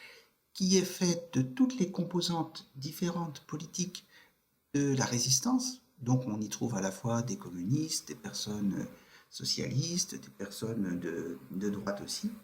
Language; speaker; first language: French; native; French